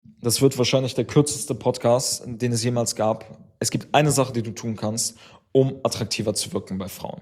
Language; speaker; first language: German; native; German